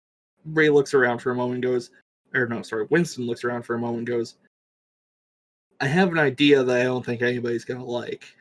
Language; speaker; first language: English; native; English